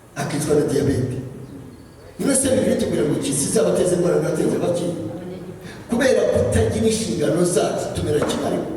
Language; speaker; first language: Kinyarwanda; early bilingual, heritage; Kinyarwanda